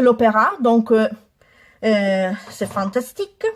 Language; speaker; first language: French; non-native, learner; Italian